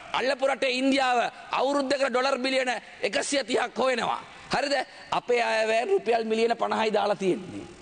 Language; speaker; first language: Sinhala; native; Sinhala